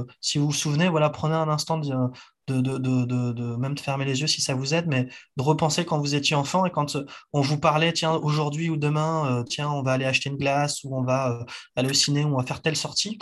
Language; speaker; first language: French; native; French